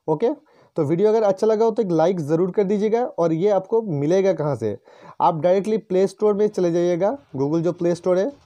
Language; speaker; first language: Hindi; non-native, local second language; Bangla